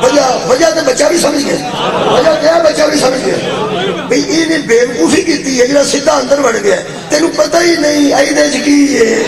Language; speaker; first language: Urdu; non-native, local second language; Punjabi